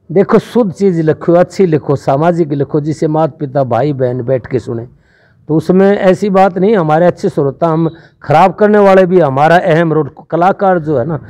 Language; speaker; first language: Hindi; native; Hindi